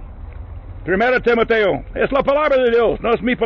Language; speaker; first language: Spanish; non-native, learner; English